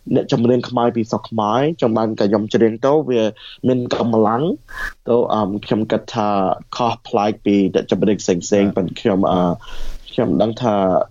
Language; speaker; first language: Khmer; early bilingual, heritage; Khmer